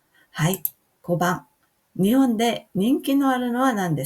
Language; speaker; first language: Japanese; non-native, fluent; Korean